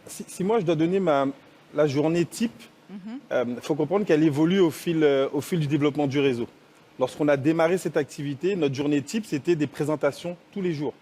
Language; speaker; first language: French; native; French